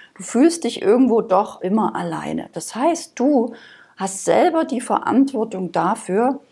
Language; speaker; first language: German; native; German